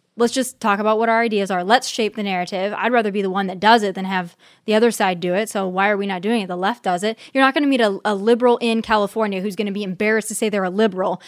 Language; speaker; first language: English; native; English